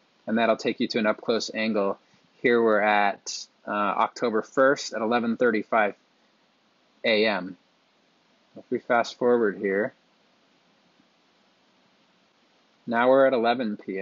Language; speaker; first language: English; native; English